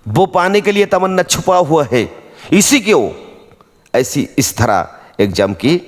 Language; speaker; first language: Hindi; non-native, local second language; Bangla